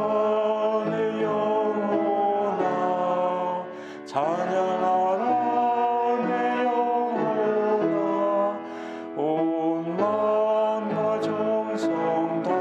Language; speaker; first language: Korean; native; Korean